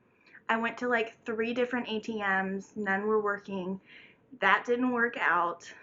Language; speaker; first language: English; native; English